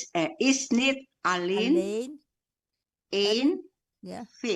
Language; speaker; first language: Dutch; non-native, learner; Indonesian